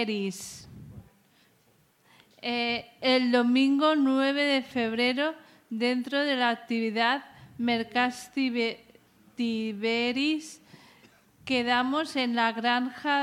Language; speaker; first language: Spanish; non-native, local second language; Catalan